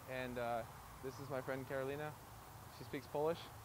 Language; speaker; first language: English; native; English